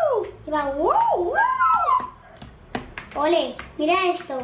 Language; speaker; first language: Spanish; native; Spanish